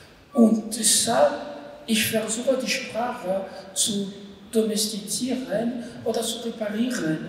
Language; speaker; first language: German; non-native, learner; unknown